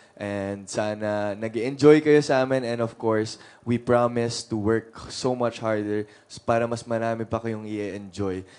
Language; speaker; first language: Filipino; native; Filipino